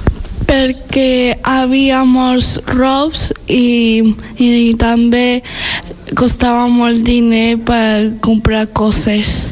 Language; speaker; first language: Catalan; non-native, learner; Spanish